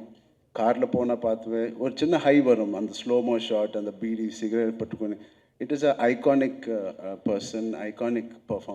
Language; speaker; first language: Tamil; non-native, local second language; Telugu